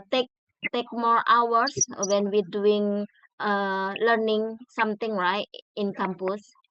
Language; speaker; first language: English; non-native, learner; Indonesian